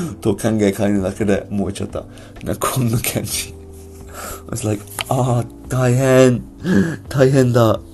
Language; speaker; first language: Japanese; non-native, learner; English